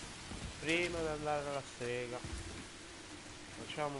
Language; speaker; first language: Italian; native; Italian